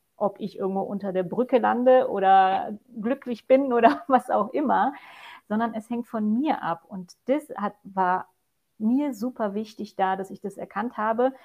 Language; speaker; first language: German; non-native, fluent; Polish